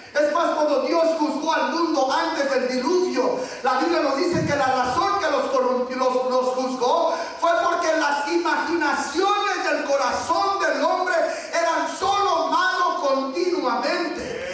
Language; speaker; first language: Spanish; early bilingual, heritage; Spanish